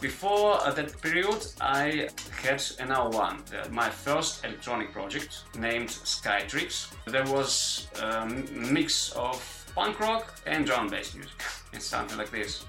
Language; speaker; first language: English; non-native, learner; Ukrainian